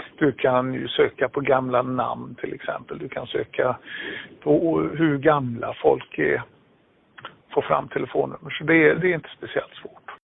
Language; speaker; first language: Swedish; native; Swedish